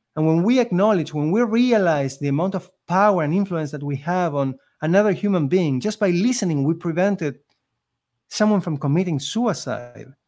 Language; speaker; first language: English; non-native, fluent; Spanish